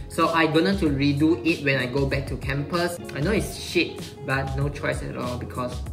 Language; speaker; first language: English; non-native, local second language; Chinese